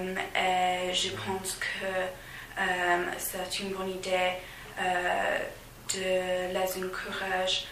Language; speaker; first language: French; non-native, learner; English